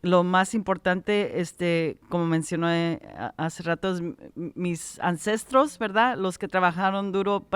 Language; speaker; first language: Spanish; early bilingual, heritage; Spanish